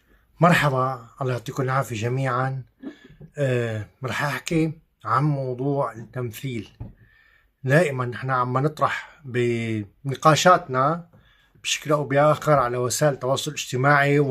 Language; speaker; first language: Arabic; native; Arabic